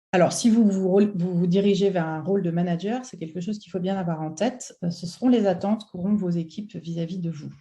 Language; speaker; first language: French; native; French